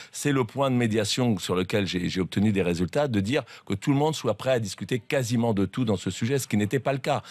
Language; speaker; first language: French; native; French